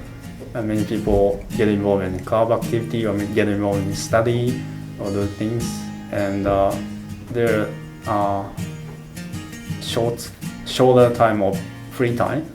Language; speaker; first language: English; non-native, fluent; Japanese